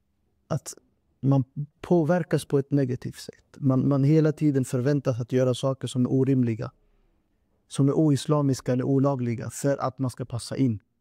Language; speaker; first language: Swedish; non-native, fluent; Urdu